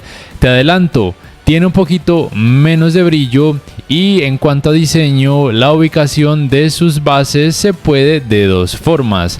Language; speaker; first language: Spanish; native; Spanish